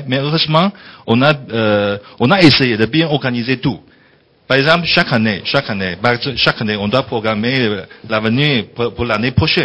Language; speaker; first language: French; non-native, fluent; Chinese